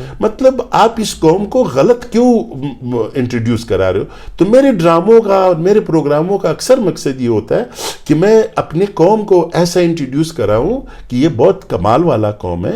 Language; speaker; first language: Urdu; non-native, local second language; Pashto